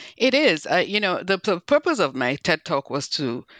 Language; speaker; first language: English; non-native, local second language; Igbo